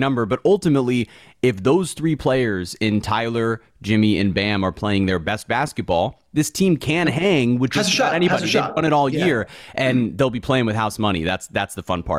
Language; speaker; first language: English; native; English